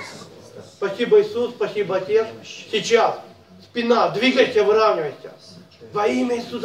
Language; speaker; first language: Russian; native; Russian